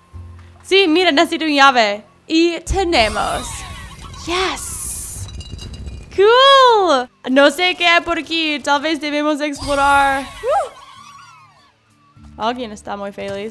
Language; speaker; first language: Spanish; non-native, learner; English